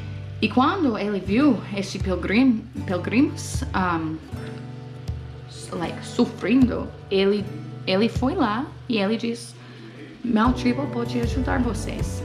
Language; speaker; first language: Portuguese; non-native, learner; English